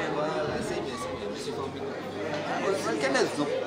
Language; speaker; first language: French; native; French